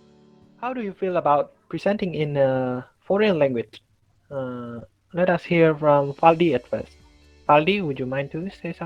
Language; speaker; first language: English; non-native, learner; Indonesian